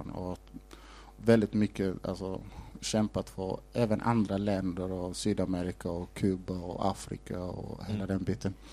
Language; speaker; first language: Swedish; non-native, fluent; Somali